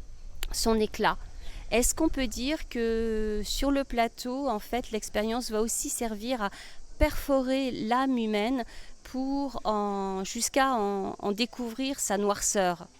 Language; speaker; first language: French; native; French